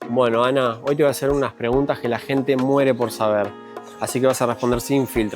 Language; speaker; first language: Spanish; native; Spanish